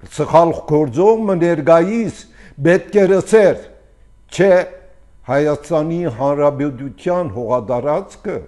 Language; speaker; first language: Armenian; early bilingual, heritage; Armenian